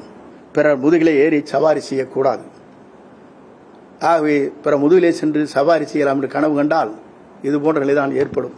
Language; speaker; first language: Tamil; native; Tamil